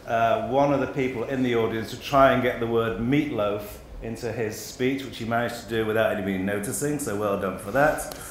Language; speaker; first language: English; native; English